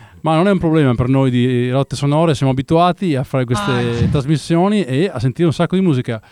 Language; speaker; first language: Italian; native; Italian